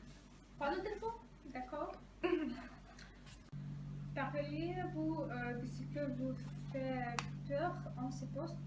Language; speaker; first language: French; non-native, learner; Russian